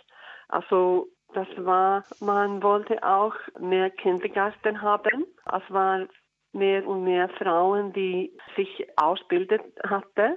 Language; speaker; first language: German; non-native, learner; Icelandic